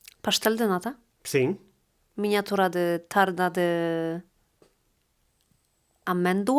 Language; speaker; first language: Portuguese; non-native, fluent; Polish